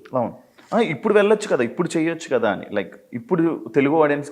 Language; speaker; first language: Telugu; native; Telugu